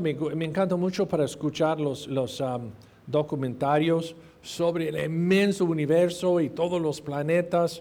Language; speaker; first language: Spanish; non-native, fluent; English